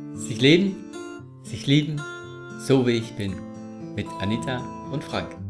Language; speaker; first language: German; native; German